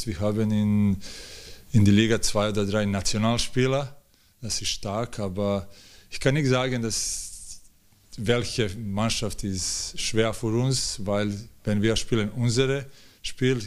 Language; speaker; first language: German; non-native, learner; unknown